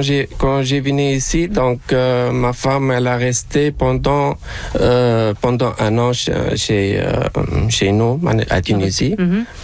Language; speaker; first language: French; non-native, local second language; Arabic